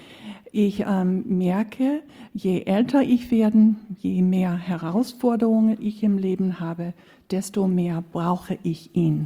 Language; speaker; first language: German; non-native, fluent; English